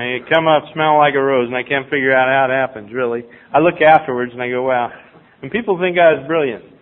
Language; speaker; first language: English; native; English